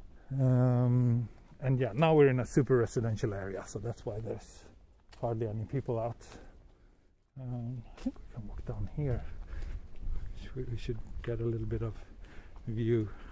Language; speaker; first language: English; non-native, fluent; Swedish